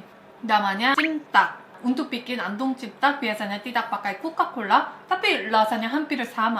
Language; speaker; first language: Indonesian; non-native, fluent; Korean